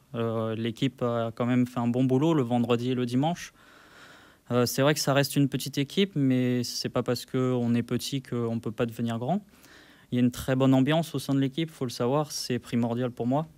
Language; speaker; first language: French; native; French